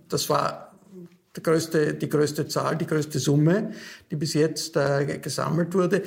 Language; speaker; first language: German; native; German